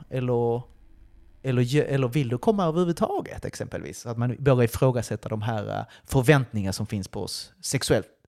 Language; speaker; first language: Swedish; early bilingual, other home language; Spanish